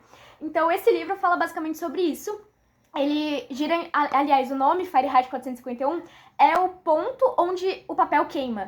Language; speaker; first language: Portuguese; native; Portuguese